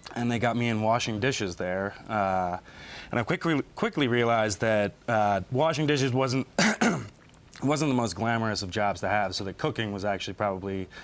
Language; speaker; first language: English; native; English